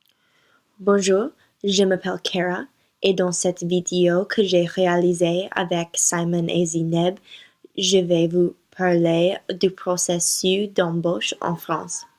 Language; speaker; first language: French; non-native, learner; English